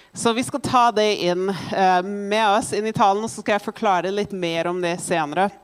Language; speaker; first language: Norwegian; non-native, fluent; English